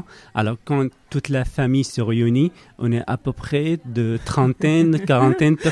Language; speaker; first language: French; non-native, learner; Arabic